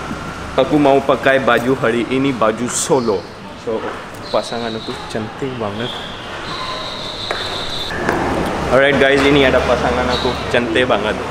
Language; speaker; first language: Indonesian; non-native, learner; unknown